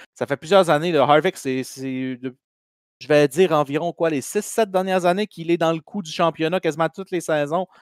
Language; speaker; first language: French; native; French